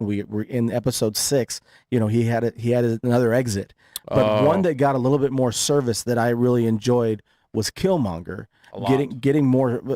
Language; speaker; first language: English; native; English